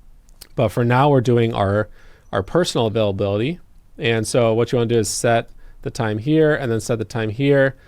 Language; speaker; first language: English; native; English